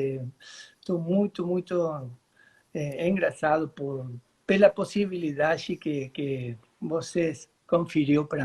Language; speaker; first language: Portuguese; non-native, learner; Spanish